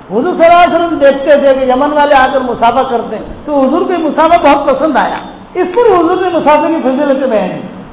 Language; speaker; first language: Urdu; non-native, local second language; Gujarati